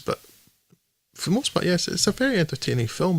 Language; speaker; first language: English; native; English